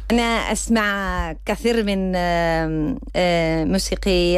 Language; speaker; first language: Arabic; non-native, learner; Spanish